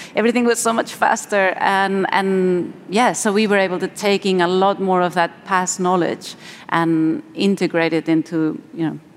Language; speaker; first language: English; non-native, fluent; Spanish